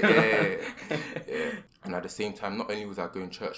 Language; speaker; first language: English; native; English